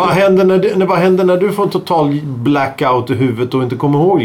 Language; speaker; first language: Swedish; native; Swedish